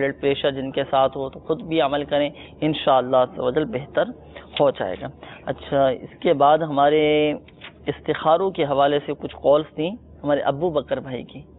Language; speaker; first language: Urdu; native; Urdu